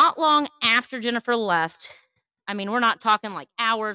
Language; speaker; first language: English; native; English